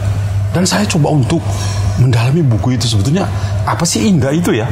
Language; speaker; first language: Indonesian; native; Indonesian